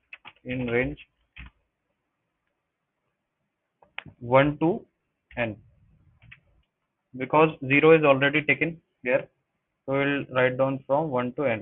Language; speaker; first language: English; non-native, local second language; Hindi